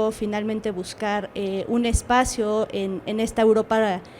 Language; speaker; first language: Spanish; native; Spanish